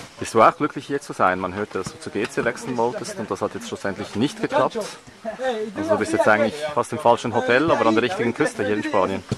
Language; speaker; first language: German; native; German